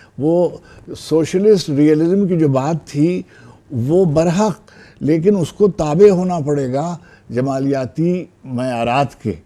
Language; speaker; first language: Urdu; native; Urdu